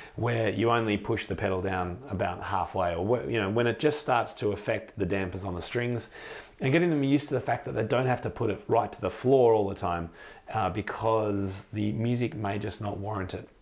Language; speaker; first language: English; native; English